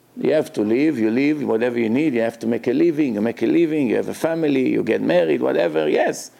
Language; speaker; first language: English; non-native, fluent; Hebrew